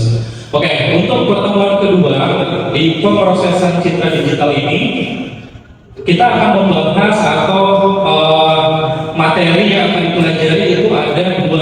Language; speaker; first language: Indonesian; native; Indonesian